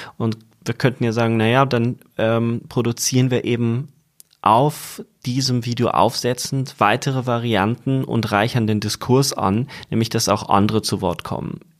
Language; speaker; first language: German; native; German